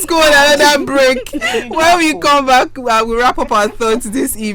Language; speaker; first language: English; non-native, local second language; Yoruba